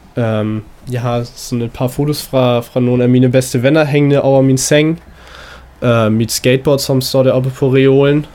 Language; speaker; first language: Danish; early bilingual, heritage; Danish